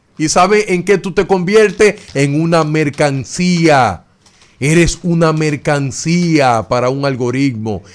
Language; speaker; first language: Spanish; native; Spanish